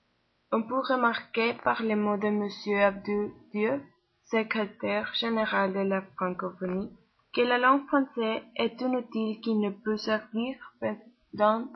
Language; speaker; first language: French; non-native, learner; Spanish